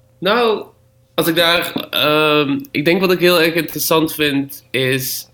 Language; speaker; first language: Dutch; native; Dutch